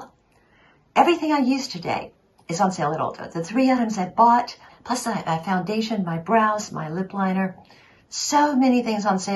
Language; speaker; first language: English; native; English